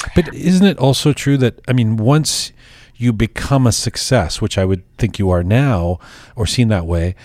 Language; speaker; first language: English; native; English